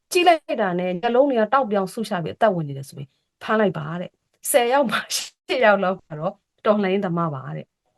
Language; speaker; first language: Burmese; native; Burmese